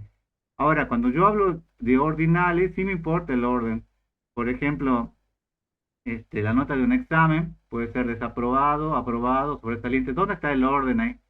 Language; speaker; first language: Spanish; native; Spanish